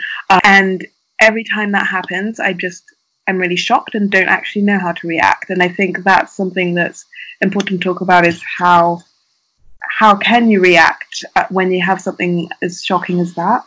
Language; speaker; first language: English; native; English